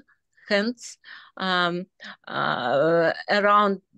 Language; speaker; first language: English; non-native, learner; Russian